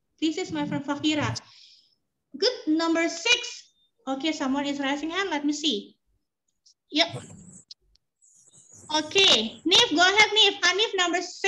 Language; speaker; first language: English; non-native, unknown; Indonesian